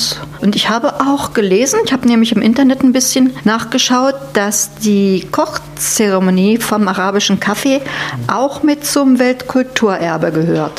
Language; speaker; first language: German; native; German